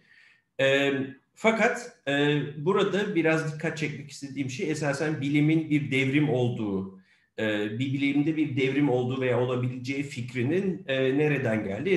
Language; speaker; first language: Turkish; native; Turkish